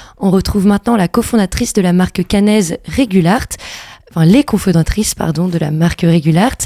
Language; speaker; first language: French; native; French